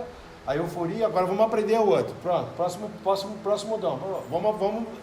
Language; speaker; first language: Portuguese; native; Portuguese